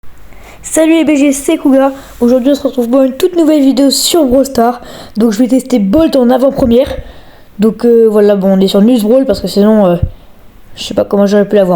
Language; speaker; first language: French; native; French